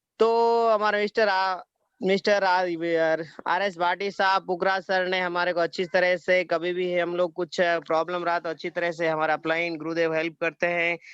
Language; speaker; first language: Hindi; native; Hindi